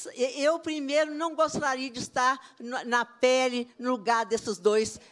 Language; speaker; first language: Portuguese; native; Portuguese